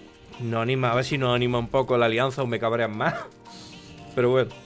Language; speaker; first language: Spanish; native; Spanish